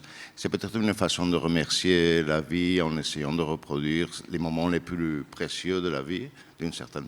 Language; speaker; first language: French; non-native, fluent; Spanish